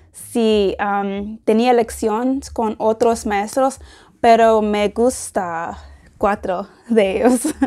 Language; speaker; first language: Spanish; non-native, learner; English